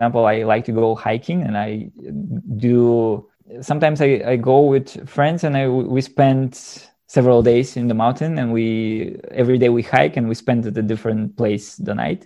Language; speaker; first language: English; non-native, fluent; Bulgarian